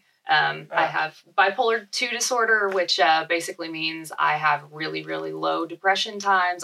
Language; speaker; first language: English; native; English